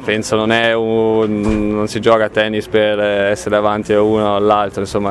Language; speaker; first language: Italian; non-native, local second language; German